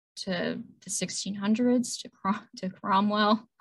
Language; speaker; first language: English; native; English